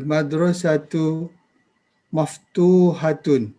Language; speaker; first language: Arabic; non-native, learner; Indonesian